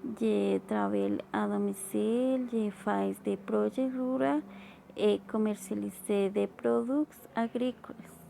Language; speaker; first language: French; non-native, learner; Spanish